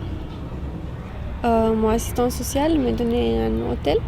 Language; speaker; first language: French; non-native, learner; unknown